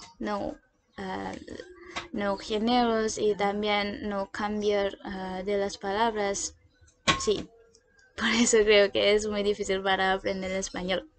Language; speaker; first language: Spanish; non-native, learner; Indonesian